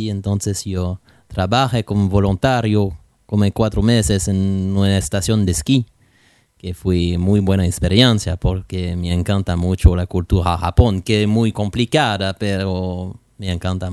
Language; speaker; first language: Spanish; non-native, learner; French